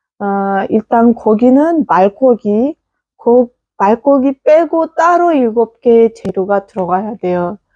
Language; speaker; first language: Korean; non-native, fluent; Kazakh